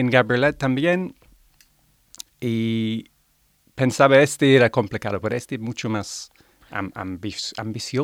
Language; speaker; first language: Spanish; non-native, learner; English